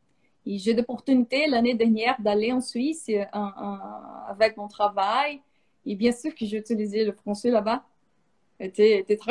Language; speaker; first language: French; non-native, fluent; Portuguese